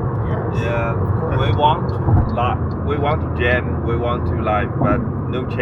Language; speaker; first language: English; non-native, learner; Chinese